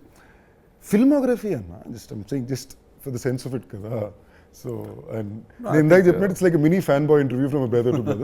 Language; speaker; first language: Telugu; native; Telugu